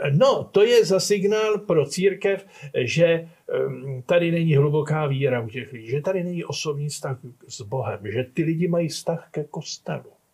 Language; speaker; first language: Czech; native; Czech